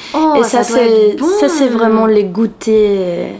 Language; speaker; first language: French; non-native, fluent; Spanish